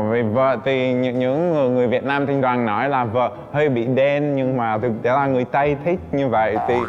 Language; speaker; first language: Vietnamese; non-native, fluent; Czech